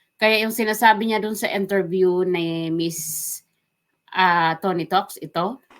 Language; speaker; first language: Filipino; non-native, local second language; Waray